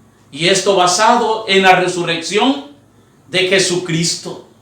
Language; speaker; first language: Spanish; native; Spanish